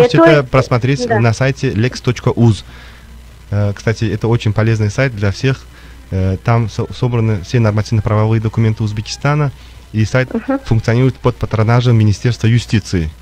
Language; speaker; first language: Russian; non-native, local second language; Uzbek